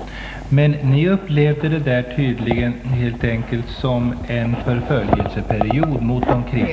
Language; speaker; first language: Swedish; native; Swedish